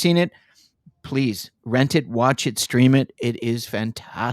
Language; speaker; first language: English; native; English